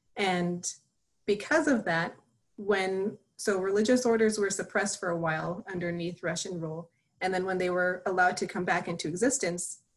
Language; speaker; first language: English; native; English